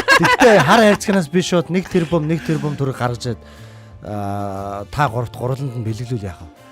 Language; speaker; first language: Mongolian; native; Mongolian